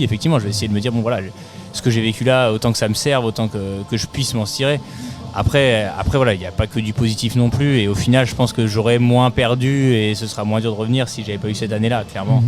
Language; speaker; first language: French; native; French